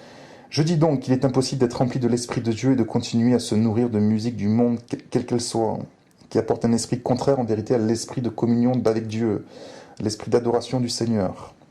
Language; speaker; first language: French; native; French